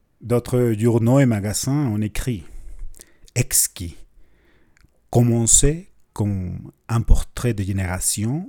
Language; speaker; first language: French; non-native, fluent; Spanish